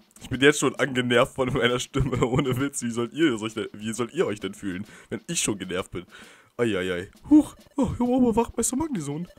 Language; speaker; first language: German; native; German